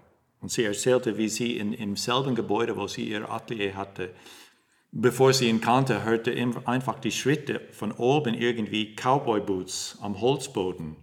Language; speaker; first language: German; non-native, fluent; English